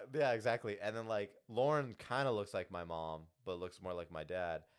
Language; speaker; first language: English; early bilingual, other home language; Hindi